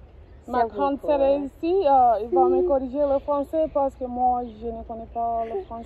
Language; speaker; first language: French; non-native, learner; Kinyarwanda